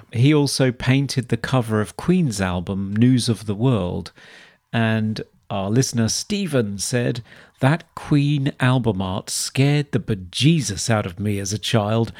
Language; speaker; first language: English; native; English